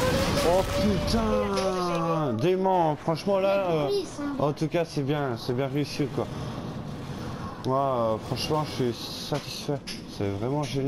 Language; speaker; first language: French; native; French